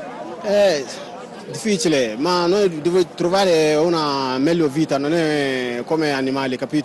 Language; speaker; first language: Italian; non-native, learner; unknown